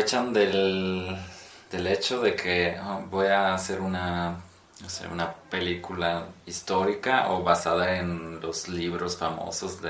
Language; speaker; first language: Spanish; non-native, fluent; Polish